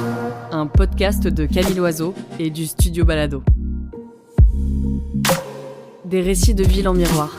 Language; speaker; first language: French; native; French